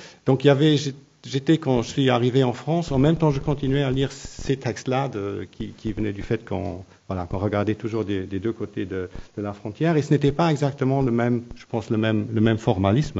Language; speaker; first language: French; non-native, local second language; Luxembourgish